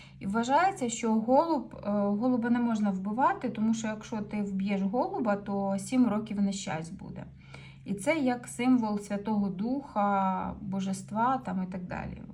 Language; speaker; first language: Ukrainian; non-native, local second language; Russian